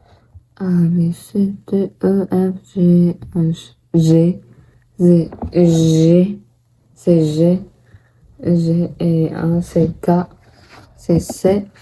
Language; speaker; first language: French; non-native, learner; Portuguese